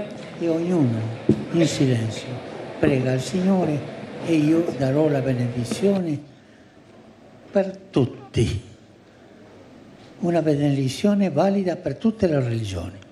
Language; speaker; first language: Italian; non-native, fluent; Spanish